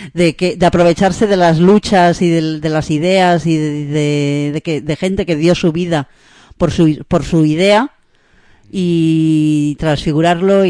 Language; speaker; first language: Spanish; native; Spanish